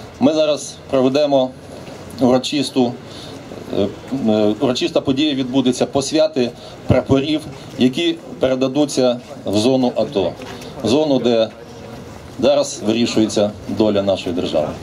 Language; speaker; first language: Ukrainian; native; Ukrainian